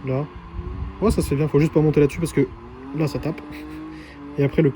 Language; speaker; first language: French; native; French